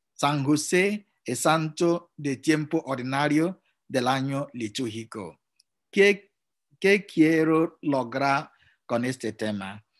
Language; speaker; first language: Spanish; non-native, fluent; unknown